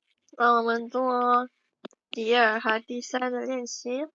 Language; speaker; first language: Chinese; non-native, fluent; Indonesian